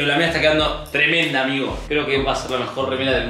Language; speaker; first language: Spanish; native; Spanish